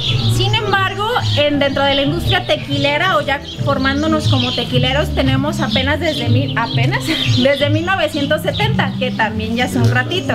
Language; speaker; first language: Spanish; native; Spanish